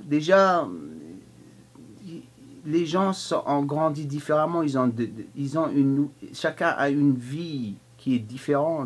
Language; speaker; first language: French; non-native, fluent; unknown